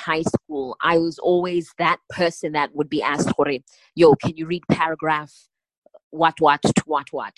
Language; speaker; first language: English; non-native, local second language; Tswana